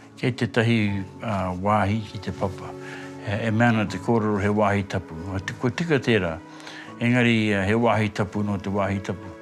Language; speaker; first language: Māori; native; Māori